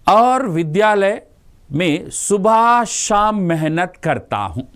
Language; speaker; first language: Hindi; non-native, local second language; Telugu